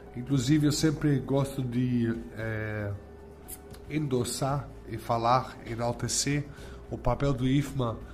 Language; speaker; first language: Portuguese; non-native, fluent; German